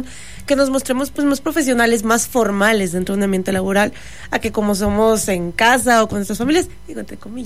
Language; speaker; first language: Spanish; native; Spanish